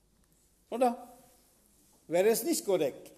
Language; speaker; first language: German; non-native, fluent; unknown